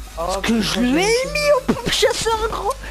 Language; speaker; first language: French; native; French